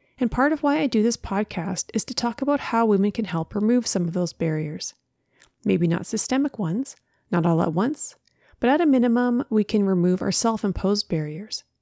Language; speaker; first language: English; native; English